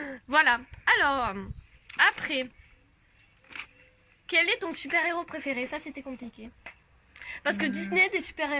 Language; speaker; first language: French; native; French